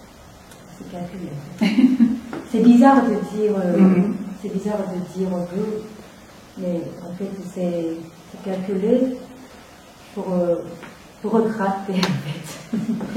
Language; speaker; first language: French; non-native, fluent; Korean